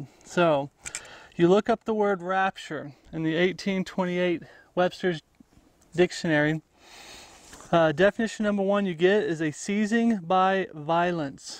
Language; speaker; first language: English; native; English